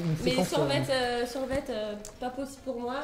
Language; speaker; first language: French; native; French